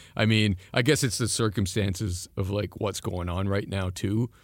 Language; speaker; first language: English; non-native, fluent; French